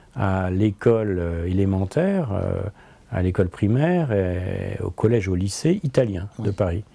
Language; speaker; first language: French; native; French